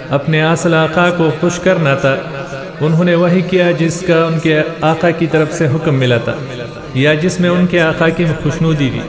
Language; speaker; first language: Urdu; non-native, local second language; Pashto